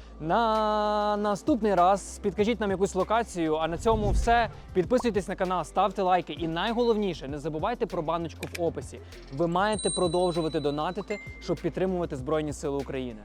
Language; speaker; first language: Ukrainian; native; Ukrainian